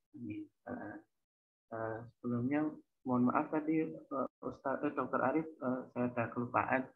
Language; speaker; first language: Indonesian; native; Indonesian